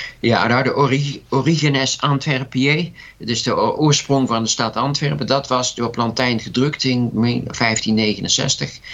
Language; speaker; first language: Dutch; native; Dutch